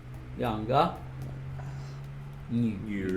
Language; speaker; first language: Chinese; non-native, learner; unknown